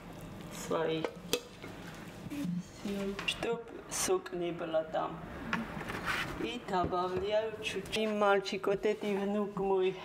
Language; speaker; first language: Russian; non-native, local second language; Ossetic